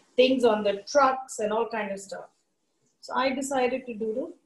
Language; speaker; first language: English; non-native, local second language; Hindi